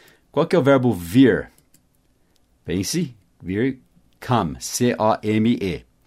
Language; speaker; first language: Portuguese; non-native, fluent; English